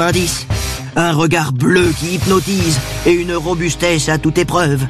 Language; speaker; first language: French; native; French